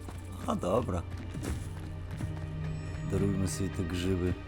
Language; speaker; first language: Polish; native; Polish